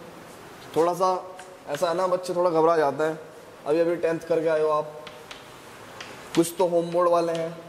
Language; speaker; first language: Hindi; native; Hindi